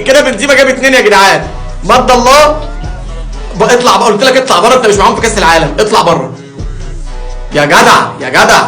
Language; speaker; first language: Arabic; native; Arabic